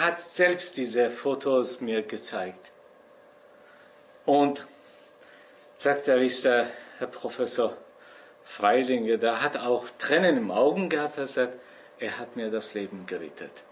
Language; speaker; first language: German; non-native, learner; Persian